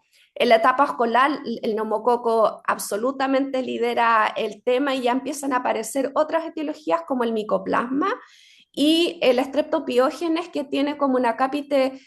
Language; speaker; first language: Spanish; native; Spanish